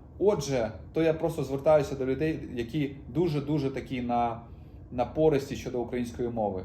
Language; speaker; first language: Ukrainian; non-native, local second language; Russian